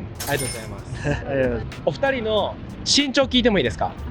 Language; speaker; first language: Japanese; native; Japanese